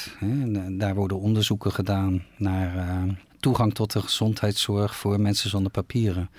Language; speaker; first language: Dutch; native; Dutch